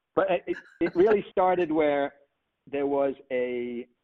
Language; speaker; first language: English; native; English